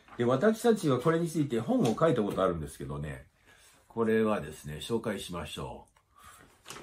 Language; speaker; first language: Japanese; non-native, fluent; English